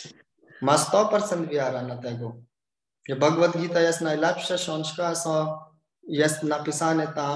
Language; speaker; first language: Polish; non-native, learner; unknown